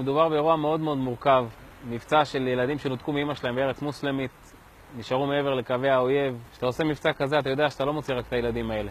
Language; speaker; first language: Hebrew; native; Hebrew